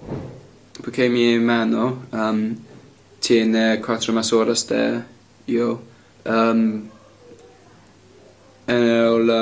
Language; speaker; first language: Spanish; non-native, learner; English